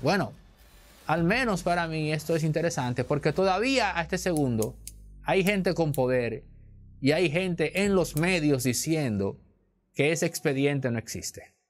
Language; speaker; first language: Spanish; native; Spanish